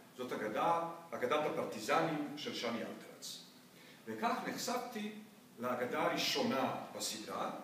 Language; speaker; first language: Hebrew; non-native, fluent; Bosnian